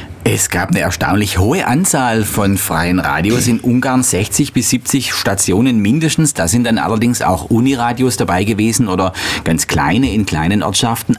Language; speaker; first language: German; native; German